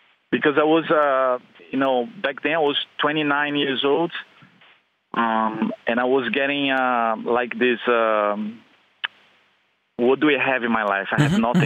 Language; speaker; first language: English; non-native, fluent; Portuguese